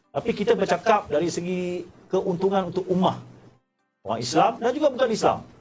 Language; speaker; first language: Malay; native; Malay